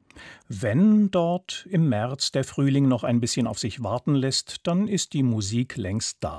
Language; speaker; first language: German; native; German